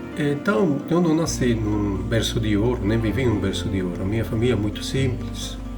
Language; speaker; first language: Portuguese; non-native, fluent; Italian